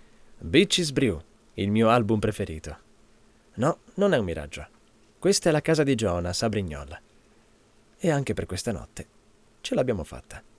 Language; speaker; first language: Italian; native; Italian